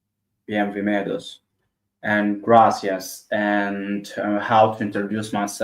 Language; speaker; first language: Spanish; non-native, learner; Arabic